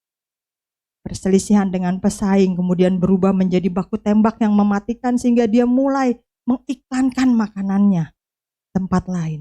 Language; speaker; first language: Indonesian; native; Indonesian